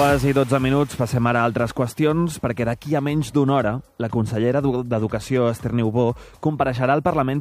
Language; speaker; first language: Catalan; native; Catalan